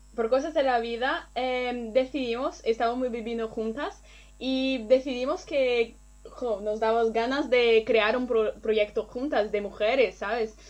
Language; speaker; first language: Spanish; non-native, learner; Portuguese